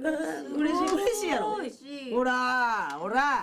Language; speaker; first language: Japanese; native; Japanese